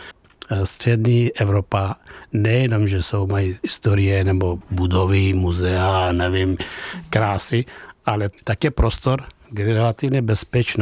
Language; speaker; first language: Czech; non-native, fluent; Persian